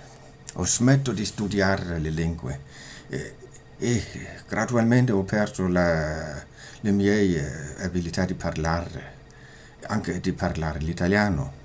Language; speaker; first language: Italian; non-native, fluent; Danish